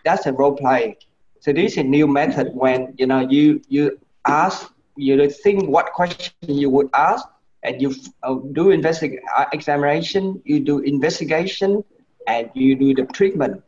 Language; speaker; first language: English; non-native, fluent; Vietnamese